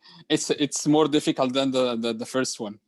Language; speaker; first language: English; non-native, learner; Arabic